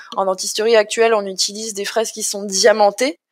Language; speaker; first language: French; native; French